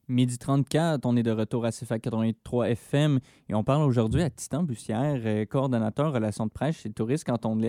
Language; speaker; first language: French; native; French